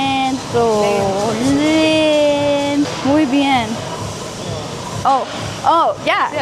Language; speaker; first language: Spanish; non-native, learner; English